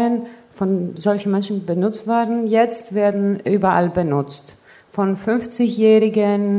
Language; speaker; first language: German; non-native, fluent; Greek